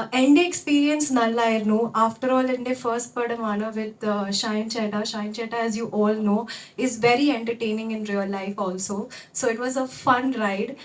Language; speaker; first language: Malayalam; non-native, local second language; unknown